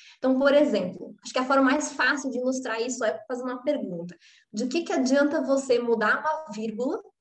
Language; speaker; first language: Portuguese; native; Portuguese